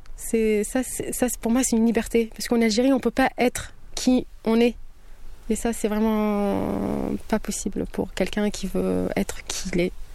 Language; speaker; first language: French; non-native, local second language; Kabyle